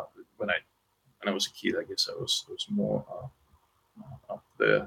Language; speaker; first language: English; non-native, fluent; Russian